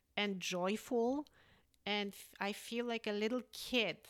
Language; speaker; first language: English; early bilingual, other home language; Polish